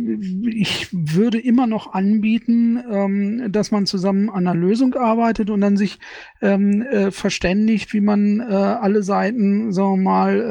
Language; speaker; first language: German; native; German